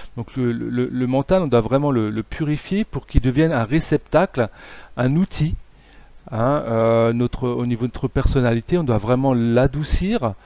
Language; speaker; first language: French; native; French